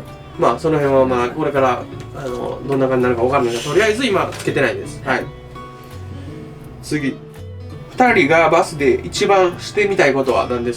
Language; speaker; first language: Japanese; native; Japanese